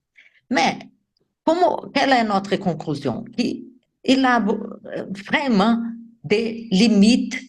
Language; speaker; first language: French; non-native, fluent; Portuguese